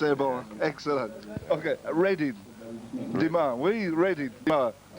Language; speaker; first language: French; non-native, learner; English